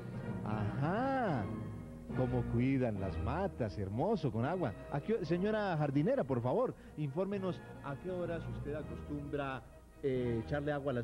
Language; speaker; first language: Spanish; native; Spanish